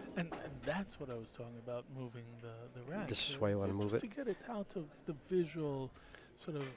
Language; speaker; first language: English; non-native, fluent; Hebrew